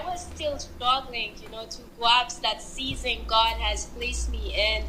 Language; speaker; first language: English; non-native, fluent; Haitian Creole